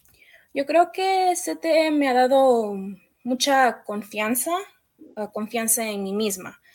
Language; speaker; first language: Spanish; early bilingual, heritage; Spanish